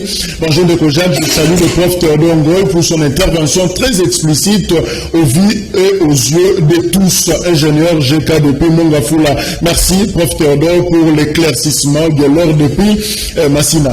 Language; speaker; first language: French; non-native, local second language; Lingala